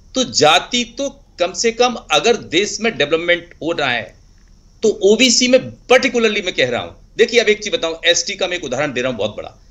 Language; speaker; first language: Hindi; native; Hindi